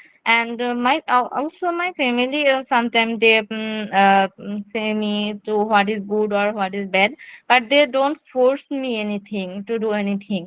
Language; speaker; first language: English; non-native, learner; Bangla